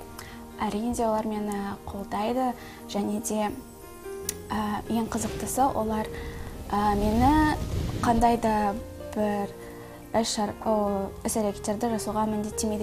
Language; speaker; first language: Kazakh; non-native, local second language; Russian